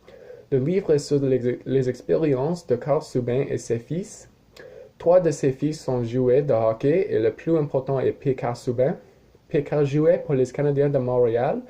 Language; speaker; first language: French; non-native, learner; English